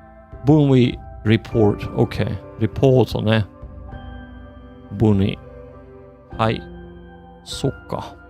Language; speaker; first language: Japanese; non-native, learner; English